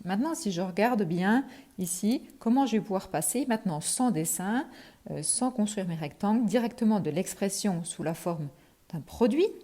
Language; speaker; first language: French; native; French